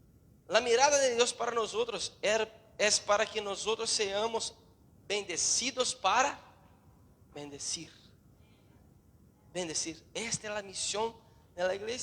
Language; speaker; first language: Spanish; non-native, learner; Portuguese